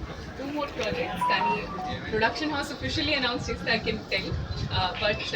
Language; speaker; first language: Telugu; non-native, learner; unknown